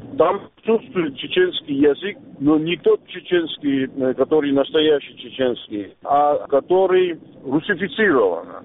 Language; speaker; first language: Russian; non-native, local second language; Georgian